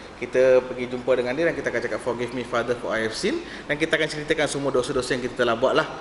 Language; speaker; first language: Malay; non-native, local second language; Tamil